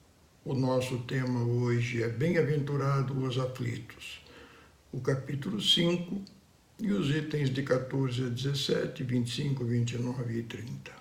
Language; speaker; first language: Portuguese; native; Portuguese